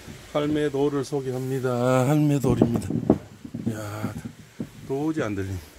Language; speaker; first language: Korean; native; Korean